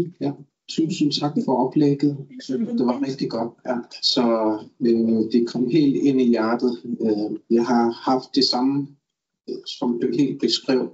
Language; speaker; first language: Danish; non-native, local second language; Kalaallisut